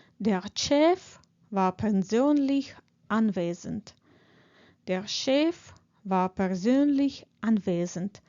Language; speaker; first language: German; non-native, fluent; Ukrainian